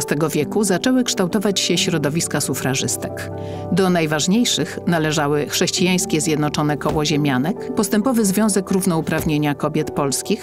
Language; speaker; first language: Polish; native; Polish